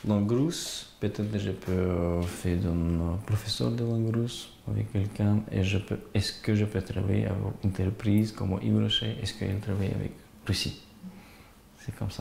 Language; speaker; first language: French; non-native, learner; Gagauz